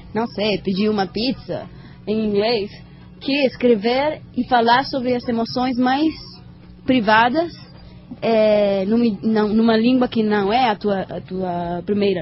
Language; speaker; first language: Portuguese; non-native, learner; Spanish